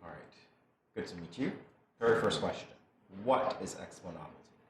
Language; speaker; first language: English; native; English